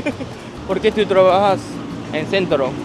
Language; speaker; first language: Spanish; non-native, learner; Japanese